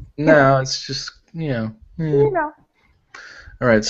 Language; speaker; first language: English; native; English